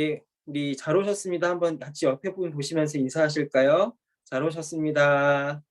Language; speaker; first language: Korean; native; Korean